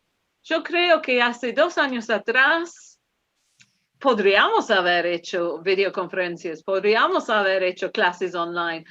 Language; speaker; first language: Spanish; non-native, fluent; English